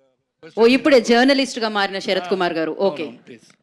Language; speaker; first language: Telugu; native; Telugu